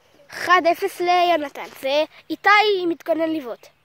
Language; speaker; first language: Hebrew; native; Hebrew